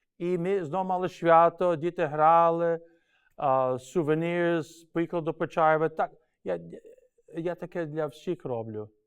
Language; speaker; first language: Ukrainian; early bilingual, heritage; Ukrainian